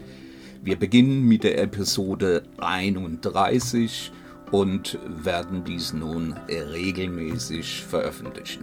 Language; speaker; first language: German; native; German